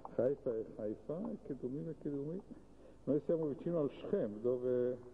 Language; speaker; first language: Italian; non-native, learner; Hebrew